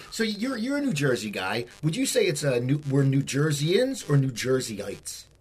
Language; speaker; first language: English; native; English